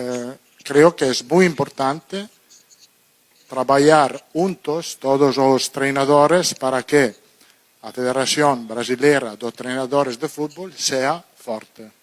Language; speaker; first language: Portuguese; non-native, fluent; Italian